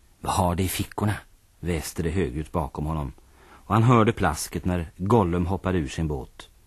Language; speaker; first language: Swedish; native; Swedish